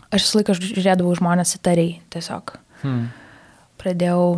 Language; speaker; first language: Lithuanian; native; Lithuanian